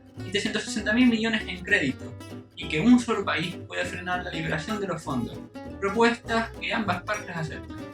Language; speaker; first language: Spanish; native; Spanish